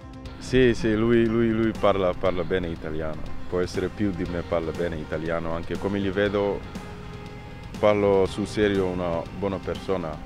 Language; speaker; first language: Italian; non-native, learner; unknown